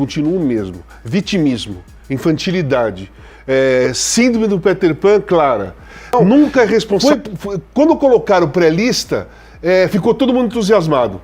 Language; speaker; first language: Portuguese; native; Portuguese